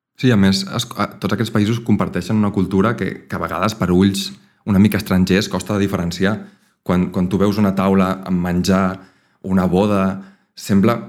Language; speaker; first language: Catalan; native; Catalan